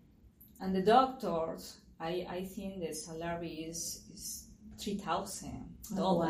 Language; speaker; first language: English; non-native, learner; Spanish